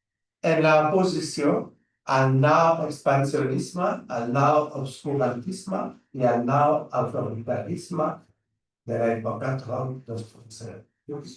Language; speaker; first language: Catalan; non-native, learner; French